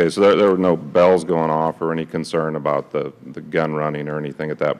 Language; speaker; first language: English; native; English